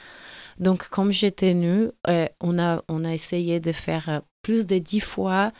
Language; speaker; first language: French; non-native, fluent; Portuguese